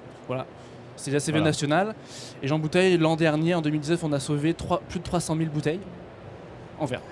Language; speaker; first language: French; native; French